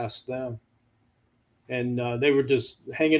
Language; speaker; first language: English; native; English